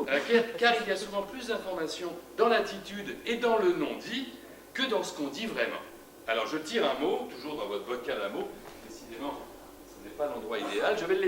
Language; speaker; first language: French; native; French